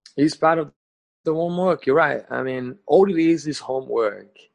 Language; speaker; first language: English; non-native, learner; Portuguese